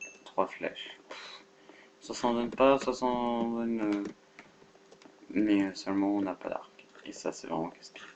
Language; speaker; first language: French; native; French